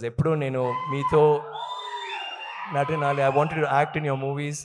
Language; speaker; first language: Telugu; non-native, learner; Tamil